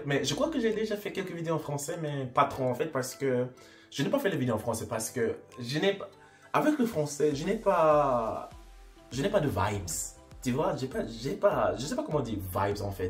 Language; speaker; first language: French; non-native, fluent; English